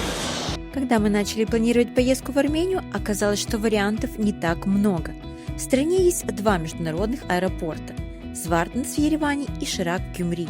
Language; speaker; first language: Russian; native; Russian